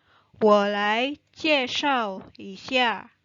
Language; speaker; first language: Chinese; non-native, fluent; Indonesian